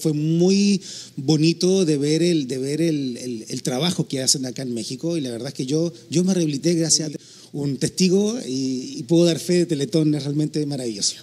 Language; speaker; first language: Spanish; native; Spanish